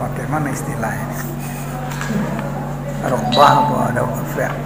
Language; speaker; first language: Indonesian; native; Indonesian